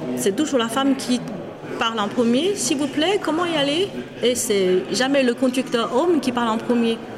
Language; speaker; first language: French; non-native, fluent; Chinese